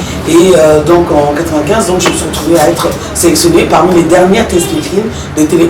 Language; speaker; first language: French; early bilingual, other home language; Lingala